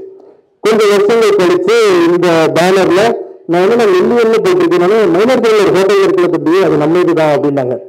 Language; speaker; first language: Tamil; native; Tamil